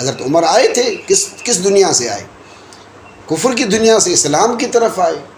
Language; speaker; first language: Urdu; non-native, local second language; Sindhi